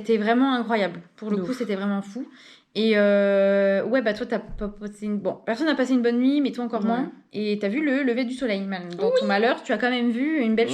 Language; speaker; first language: French; native; French